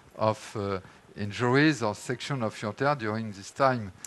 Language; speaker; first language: English; non-native, fluent; French